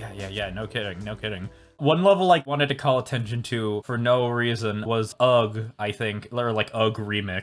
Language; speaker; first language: English; native; English